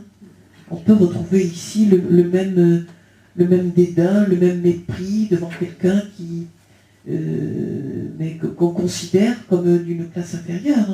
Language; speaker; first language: French; early bilingual, other home language; Spanish